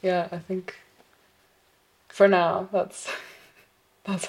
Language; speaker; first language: English; non-native, local second language; Korean